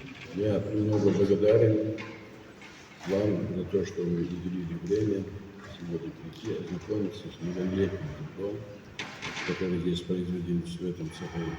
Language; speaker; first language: Russian; non-native, fluent; Georgian